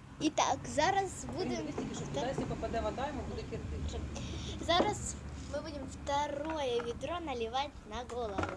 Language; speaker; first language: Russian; non-native, local second language; Ukrainian